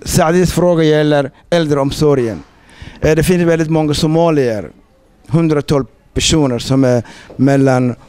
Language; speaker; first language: Swedish; non-native, fluent; Somali